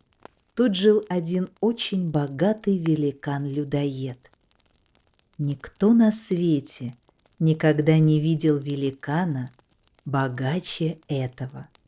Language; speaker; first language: Russian; native; Russian